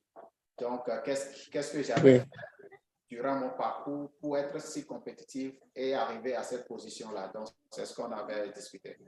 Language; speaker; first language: French; non-native, local second language; Ewe